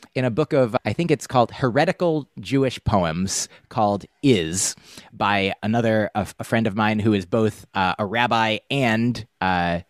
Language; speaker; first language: English; native; English